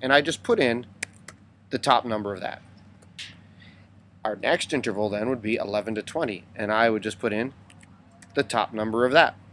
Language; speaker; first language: English; native; English